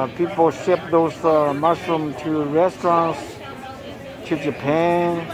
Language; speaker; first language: English; non-native, fluent; Chinese